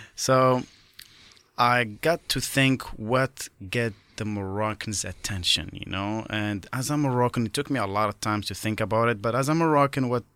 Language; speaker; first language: English; non-native, fluent; Arabic